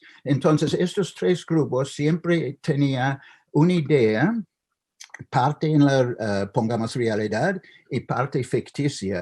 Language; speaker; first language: Spanish; non-native, fluent; English